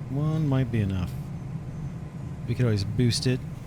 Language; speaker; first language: English; native; English